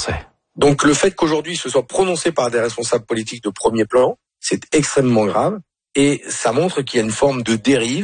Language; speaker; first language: French; native; French